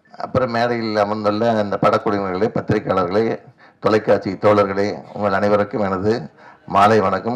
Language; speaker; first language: Tamil; native; Tamil